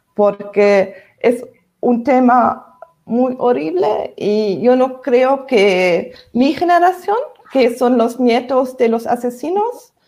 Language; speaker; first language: Spanish; non-native, fluent; German